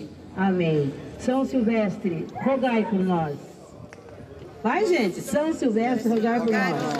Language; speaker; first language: Portuguese; native; Portuguese